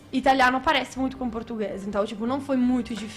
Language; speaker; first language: Portuguese; non-native, fluent; Italian